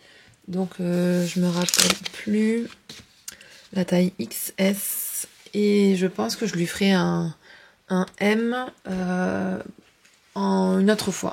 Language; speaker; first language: French; native; French